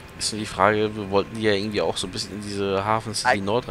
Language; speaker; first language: German; native; German